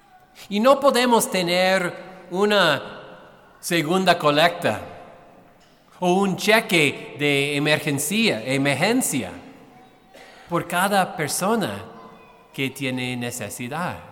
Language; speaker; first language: Spanish; non-native, fluent; English